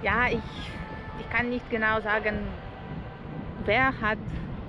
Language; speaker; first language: German; non-native, learner; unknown